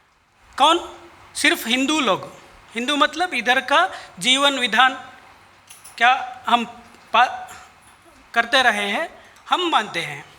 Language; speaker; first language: Hindi; non-native, local second language; Kannada